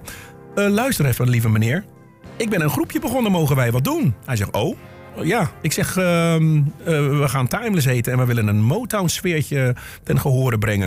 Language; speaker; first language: Dutch; native; Dutch